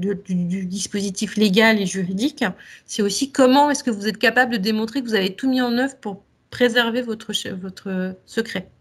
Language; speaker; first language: French; native; French